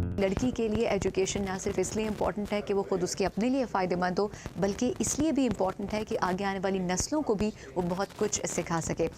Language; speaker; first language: Urdu; native; Urdu